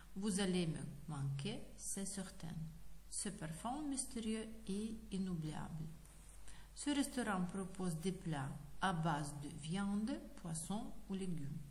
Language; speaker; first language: French; non-native, fluent; Ukrainian